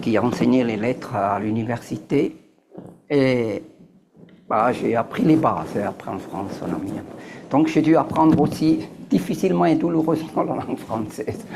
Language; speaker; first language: French; native; French